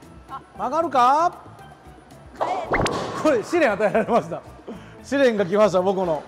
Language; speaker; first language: Japanese; native; Japanese